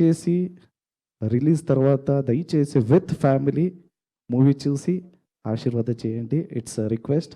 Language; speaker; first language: Telugu; non-native, learner; Kannada